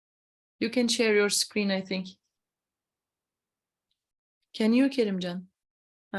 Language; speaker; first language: English; non-native, fluent; Turkish